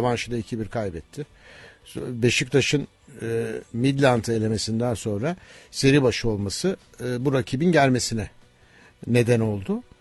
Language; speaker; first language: Turkish; native; Turkish